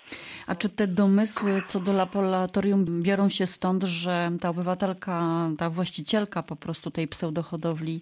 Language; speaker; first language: Polish; native; Polish